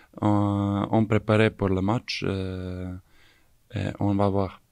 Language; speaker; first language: French; non-native, learner; Serbian